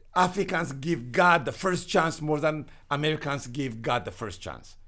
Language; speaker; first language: English; non-native, fluent; Amharic